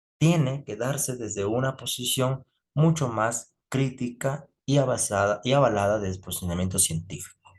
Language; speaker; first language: Spanish; native; Spanish